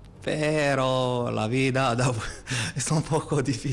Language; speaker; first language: Spanish; non-native, fluent; Arabic